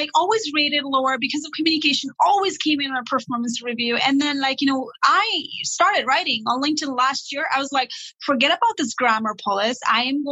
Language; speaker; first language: English; non-native, local second language; Nepali